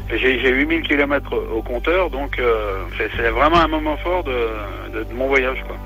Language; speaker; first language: French; native; French